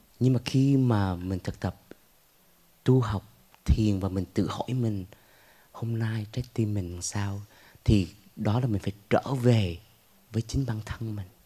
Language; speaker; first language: Vietnamese; early bilingual, heritage; Vietnamese